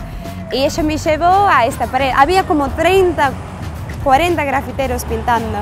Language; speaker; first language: Spanish; non-native, fluent; English